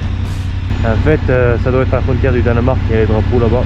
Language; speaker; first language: French; native; French